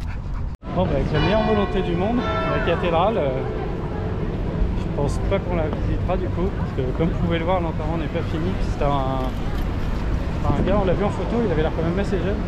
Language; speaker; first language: French; native; French